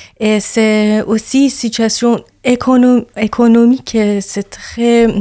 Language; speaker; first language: French; non-native, learner; Persian